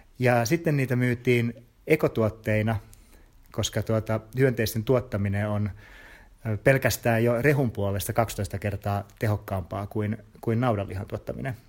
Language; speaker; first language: Finnish; native; Finnish